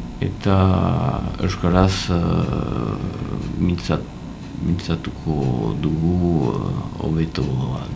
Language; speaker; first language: Basque; non-native, learner; French